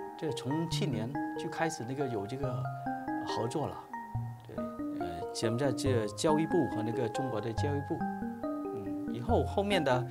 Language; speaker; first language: Chinese; early bilingual, heritage; Chinese